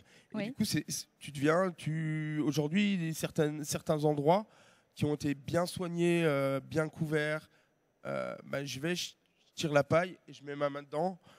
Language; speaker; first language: French; native; French